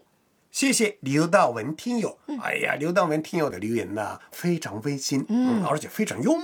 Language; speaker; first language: Chinese; non-native, fluent; Japanese